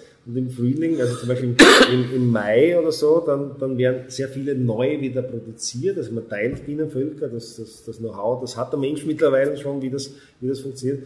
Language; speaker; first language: German; native; German